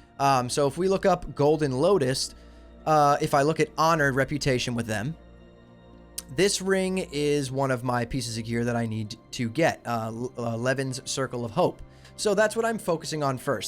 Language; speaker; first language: English; native; English